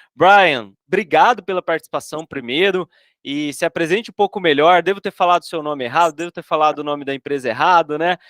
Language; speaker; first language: Portuguese; native; Portuguese